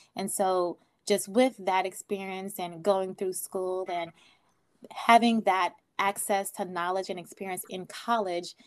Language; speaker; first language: English; native; English